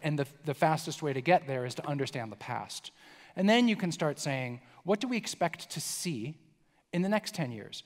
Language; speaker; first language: English; native; English